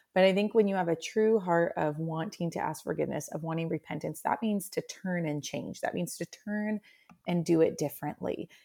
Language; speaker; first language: English; native; English